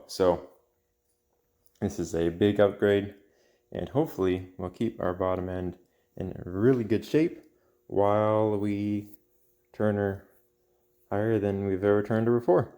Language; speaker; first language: English; native; English